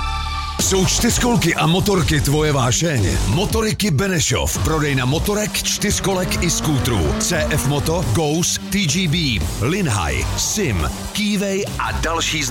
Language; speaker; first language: Czech; native; Czech